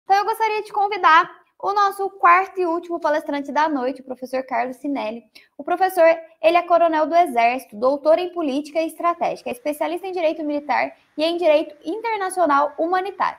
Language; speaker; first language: Portuguese; native; Portuguese